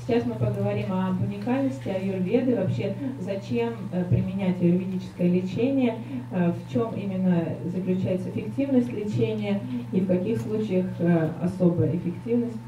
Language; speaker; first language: Russian; native; Russian